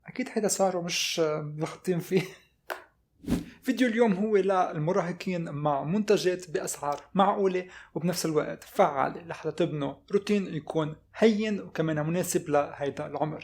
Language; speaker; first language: Arabic; native; Arabic